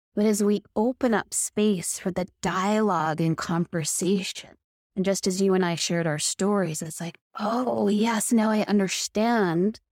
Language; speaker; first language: English; native; English